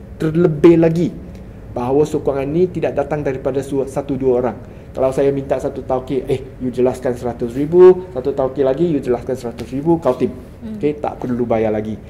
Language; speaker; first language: Malay; non-native, local second language; Chinese